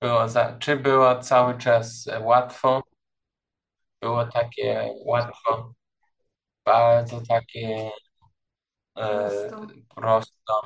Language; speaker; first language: Polish; non-native, learner; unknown